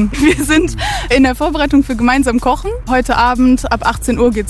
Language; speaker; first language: German; native; German